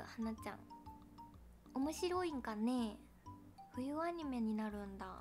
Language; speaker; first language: Japanese; native; Japanese